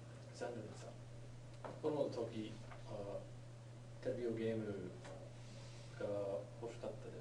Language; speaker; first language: Japanese; non-native, learner; English